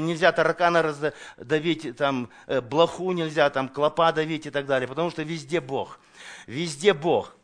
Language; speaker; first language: Russian; native; Russian